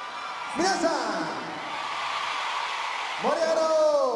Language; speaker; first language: Japanese; non-native, fluent; Khmer